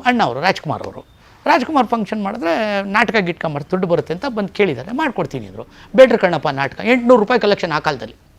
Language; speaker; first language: Kannada; native; Kannada